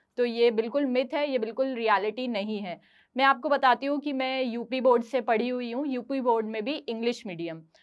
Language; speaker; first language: Hindi; native; Hindi